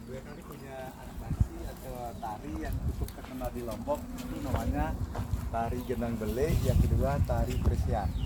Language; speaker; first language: Indonesian; non-native, local second language; Sasak